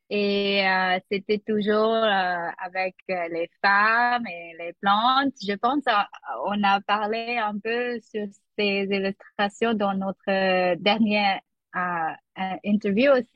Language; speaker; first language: French; non-native, learner; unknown